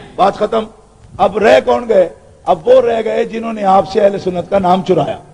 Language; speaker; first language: Urdu; non-native, local second language; Punjabi